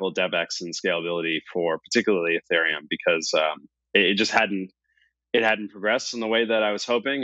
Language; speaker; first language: English; native; English